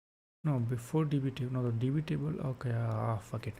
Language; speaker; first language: English; non-native, local second language; Hindi